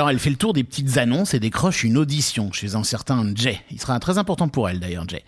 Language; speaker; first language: French; native; French